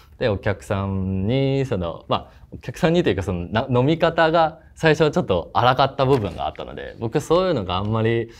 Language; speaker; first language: Japanese; non-native, fluent; Chinese